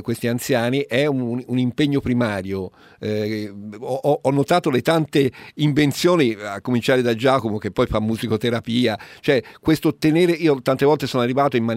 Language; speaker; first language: Italian; native; Italian